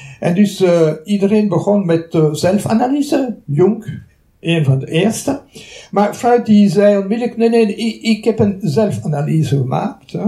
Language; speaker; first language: Dutch; non-native, local second language; French